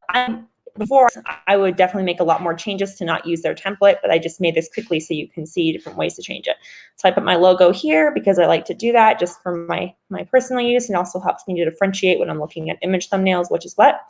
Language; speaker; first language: English; native; English